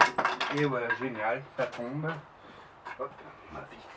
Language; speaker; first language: French; native; French